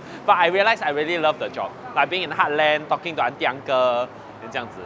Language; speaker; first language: English; non-native, local second language; Chinese